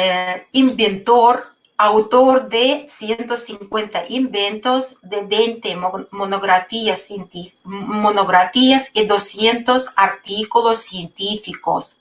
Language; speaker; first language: Spanish; non-native, fluent; Russian